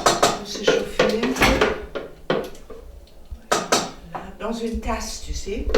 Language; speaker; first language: French; non-native, fluent; German